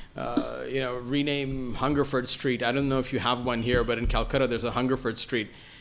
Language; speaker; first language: English; non-native, local second language; Malayalam